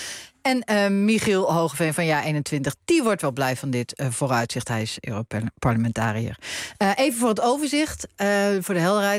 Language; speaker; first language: Dutch; native; Dutch